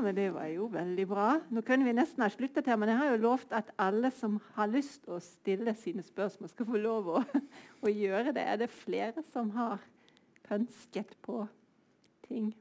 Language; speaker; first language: Norwegian; native; Norwegian